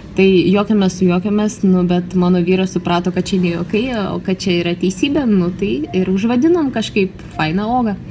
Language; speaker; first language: Lithuanian; non-native, local second language; Russian